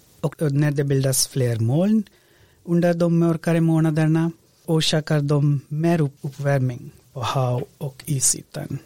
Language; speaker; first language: Swedish; non-native, fluent; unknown